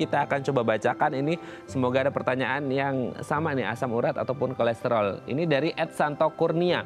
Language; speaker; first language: Indonesian; native; Indonesian